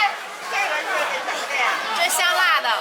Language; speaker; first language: Chinese; native; Chinese